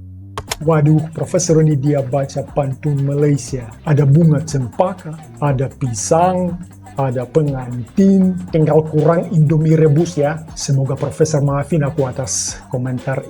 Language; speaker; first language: Indonesian; non-native, fluent; Russian